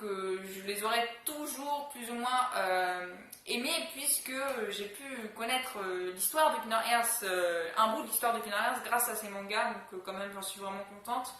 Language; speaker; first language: French; native; French